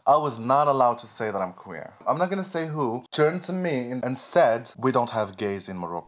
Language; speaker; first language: English; non-native, fluent; Arabic